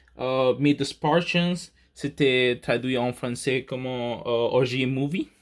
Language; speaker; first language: French; non-native, learner; Spanish